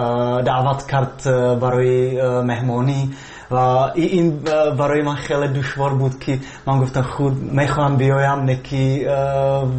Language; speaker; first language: Persian; non-native, fluent; Czech